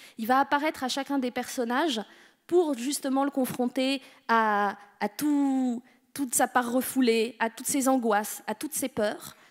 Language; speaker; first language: French; native; French